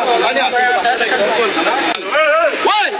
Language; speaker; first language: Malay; non-native, learner; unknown